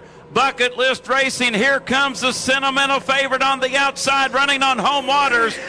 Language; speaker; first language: English; native; English